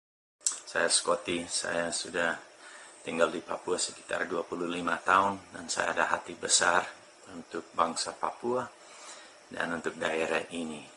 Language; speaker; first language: Indonesian; non-native, fluent; English